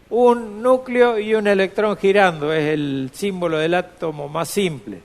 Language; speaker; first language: Spanish; native; Spanish